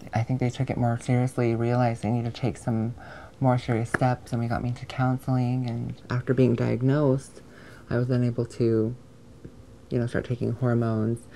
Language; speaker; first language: English; early bilingual, other home language; Japanese